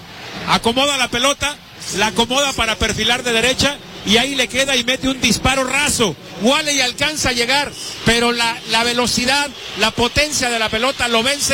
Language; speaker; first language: Spanish; native; Spanish